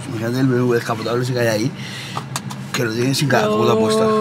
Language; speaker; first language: Spanish; native; Spanish